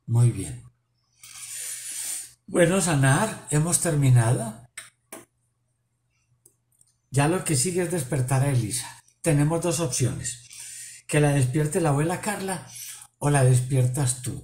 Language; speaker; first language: Spanish; native; Spanish